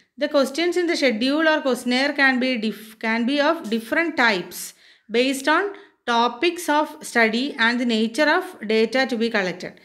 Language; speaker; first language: English; non-native, local second language; Malayalam